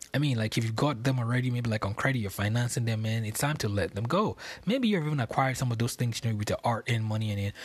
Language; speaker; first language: English; non-native, local second language; Yoruba